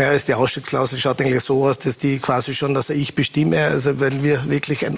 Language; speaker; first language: German; native; German